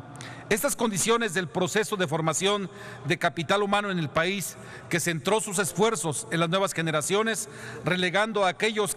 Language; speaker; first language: Spanish; native; Spanish